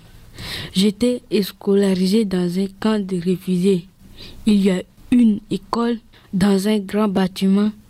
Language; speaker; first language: French; non-native, learner; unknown